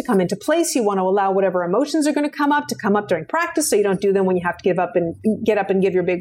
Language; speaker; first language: English; native; English